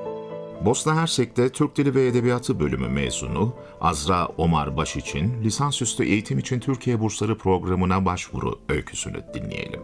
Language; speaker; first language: Turkish; native; Turkish